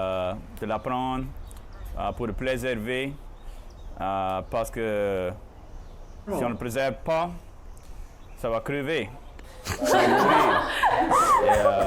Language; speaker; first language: French; non-native, fluent; English